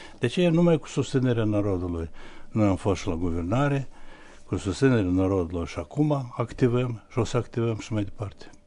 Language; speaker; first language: Romanian; native; Romanian